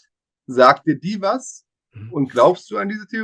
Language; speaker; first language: German; native; German